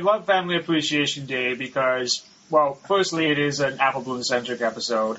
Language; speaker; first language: English; native; English